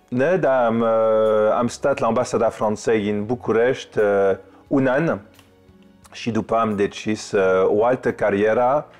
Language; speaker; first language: Romanian; non-native, fluent; French